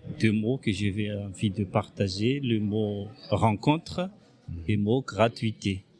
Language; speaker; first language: French; non-native, local second language; Malagasy